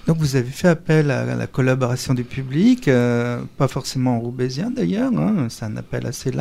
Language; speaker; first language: French; native; French